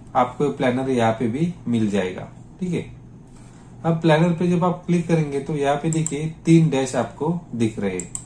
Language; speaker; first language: Hindi; non-native, local second language; Marathi